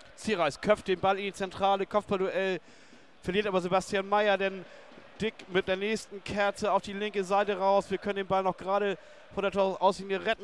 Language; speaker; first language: German; native; German